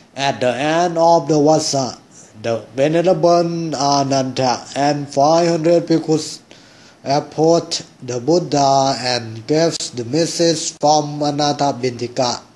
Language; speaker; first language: English; non-native, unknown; Thai